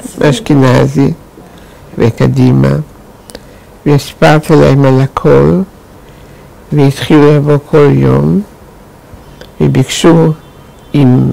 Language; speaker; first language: Hebrew; non-native, fluent; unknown